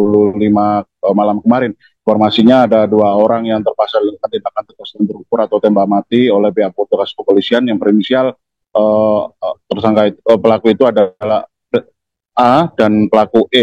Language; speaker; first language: Indonesian; native; Indonesian